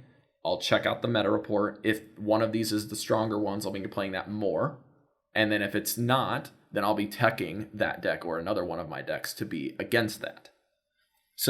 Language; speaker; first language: English; native; English